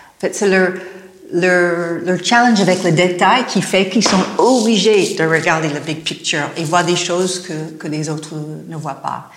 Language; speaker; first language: French; non-native, fluent; English